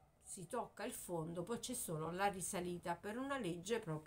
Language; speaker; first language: Italian; native; Italian